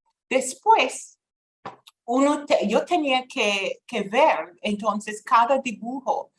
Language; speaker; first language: Spanish; non-native, fluent; English